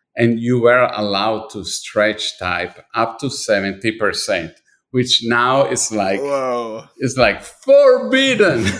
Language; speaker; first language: English; non-native, fluent; Italian